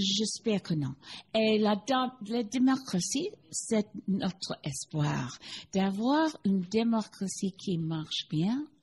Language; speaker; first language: French; non-native, learner; English